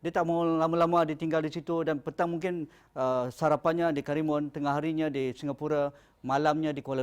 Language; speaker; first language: Malay; native; Malay